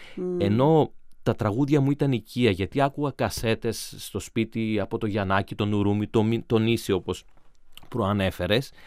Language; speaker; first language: Greek; native; Greek